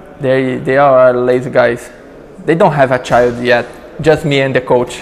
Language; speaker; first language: English; non-native, learner; Portuguese